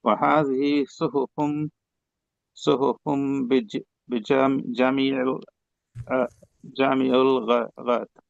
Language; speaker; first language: Arabic; non-native, learner; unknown